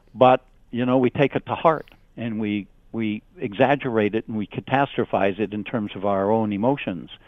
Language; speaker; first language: English; native; English